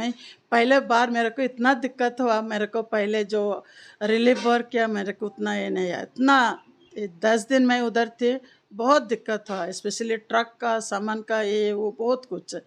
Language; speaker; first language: Hindi; non-native, local second language; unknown